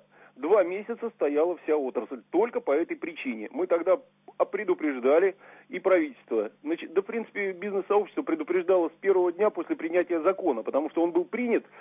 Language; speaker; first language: Russian; native; Russian